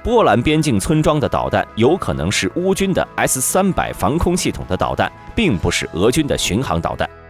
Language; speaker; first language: Chinese; native; Chinese